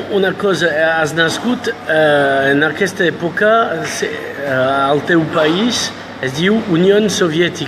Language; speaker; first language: Catalan; non-native, fluent; French